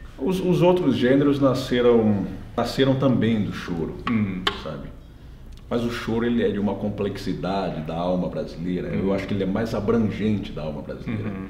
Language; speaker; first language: Portuguese; native; Portuguese